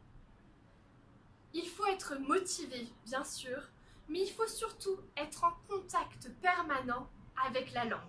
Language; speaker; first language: French; native; French